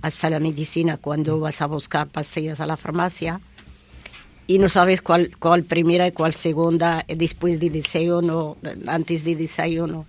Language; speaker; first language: Spanish; non-native, learner; Arabic